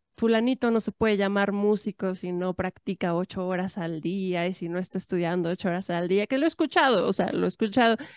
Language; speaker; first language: Spanish; native; Spanish